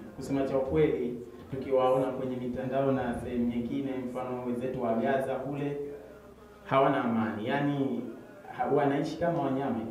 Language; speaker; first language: Swahili; native; Swahili